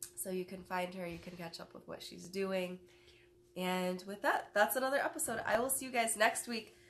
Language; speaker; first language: English; native; English